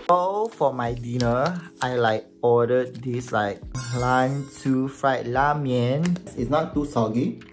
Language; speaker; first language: English; non-native, local second language; Pampanga